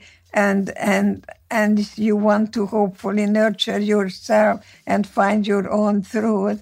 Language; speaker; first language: English; non-native, fluent; Hungarian